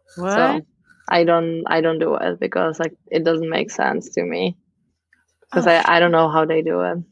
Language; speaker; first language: English; non-native, fluent; Czech